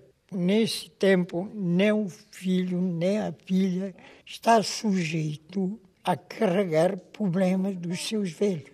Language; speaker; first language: Portuguese; non-native, local second language; Kabuverdianu